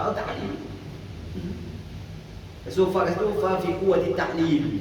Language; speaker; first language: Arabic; non-native, fluent; Malay